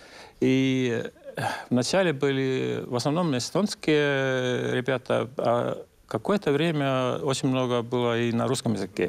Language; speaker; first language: Russian; non-native, local second language; Estonian